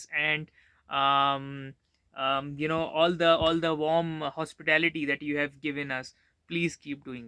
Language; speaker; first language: English; non-native, local second language; Hindi